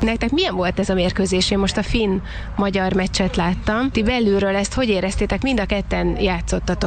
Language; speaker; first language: Hungarian; native; Hungarian